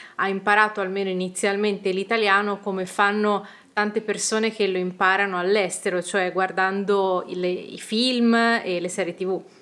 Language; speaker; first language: Italian; native; Italian